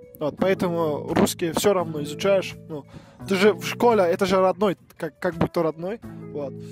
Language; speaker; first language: Russian; non-native, learner; Turkish